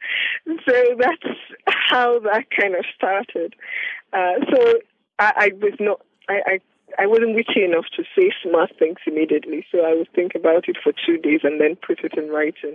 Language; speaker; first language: English; non-native, local second language; Yoruba